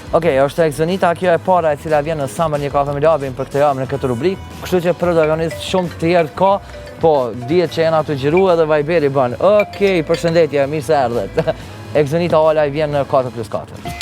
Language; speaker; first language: Albanian; native; Albanian